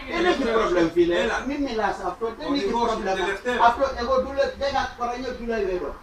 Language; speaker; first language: Greek; non-native, learner; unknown